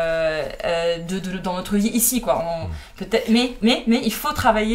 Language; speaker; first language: French; non-native, fluent; Arabic